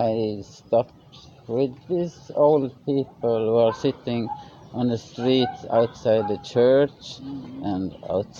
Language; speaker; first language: English; non-native, learner; Norwegian